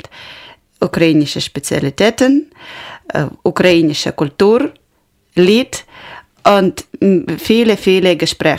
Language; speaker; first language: German; non-native, learner; Ukrainian